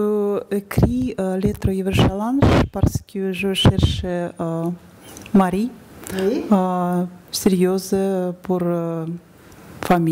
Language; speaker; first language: French; non-native, learner; Russian